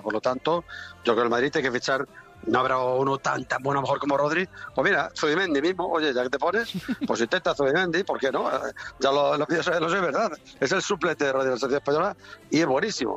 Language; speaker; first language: Spanish; native; Spanish